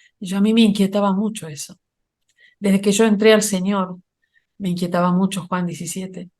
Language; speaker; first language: Spanish; native; Spanish